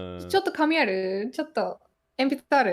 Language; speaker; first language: Japanese; native; Japanese